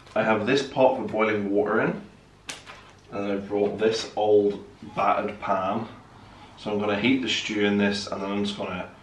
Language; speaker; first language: English; native; English